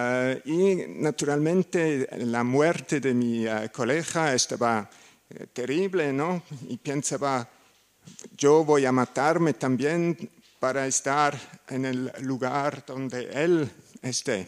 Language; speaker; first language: Spanish; non-native, learner; German